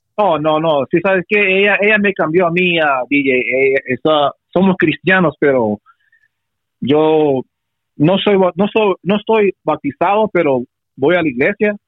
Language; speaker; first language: Spanish; early bilingual, heritage; Spanish